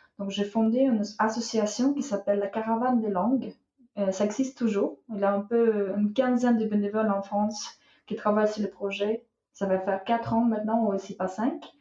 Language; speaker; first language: French; non-native, fluent; Russian